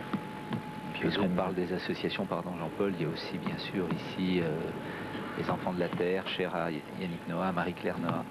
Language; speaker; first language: French; native; French